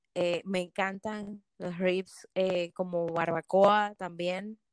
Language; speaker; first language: Spanish; native; Spanish